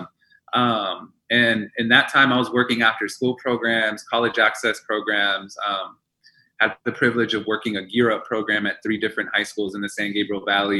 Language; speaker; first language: English; early bilingual, other home language; Spanish